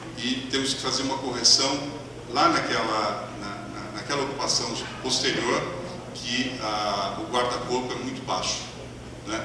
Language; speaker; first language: Portuguese; native; Portuguese